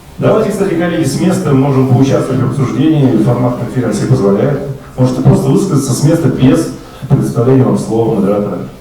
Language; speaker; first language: Russian; native; Russian